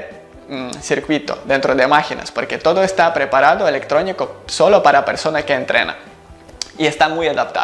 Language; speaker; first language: Spanish; non-native, learner; Ukrainian